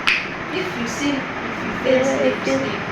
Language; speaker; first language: English; non-native, local second language; Swahili